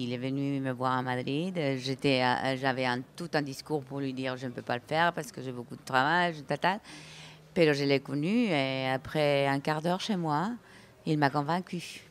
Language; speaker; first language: French; non-native, fluent; Spanish